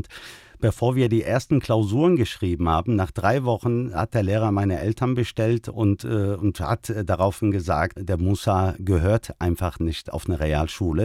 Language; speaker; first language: German; early bilingual, other home language; Turkish